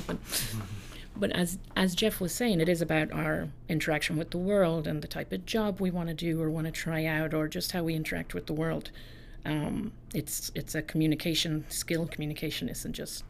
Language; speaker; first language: English; native; English